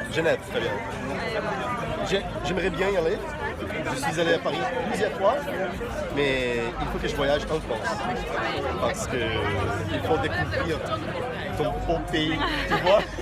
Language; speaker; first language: French; non-native, fluent; Portuguese